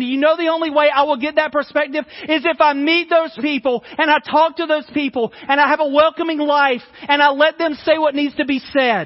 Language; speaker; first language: English; native; English